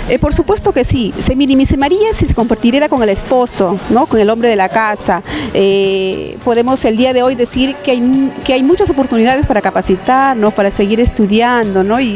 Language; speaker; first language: Spanish; native; Spanish